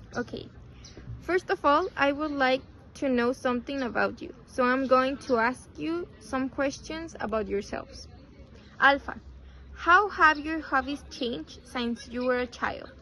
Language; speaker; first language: English; non-native, fluent; Spanish